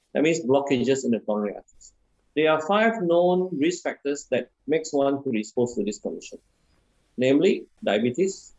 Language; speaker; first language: English; non-native, local second language; Min Nan Chinese